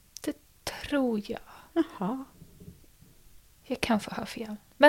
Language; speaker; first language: Swedish; non-native, fluent; English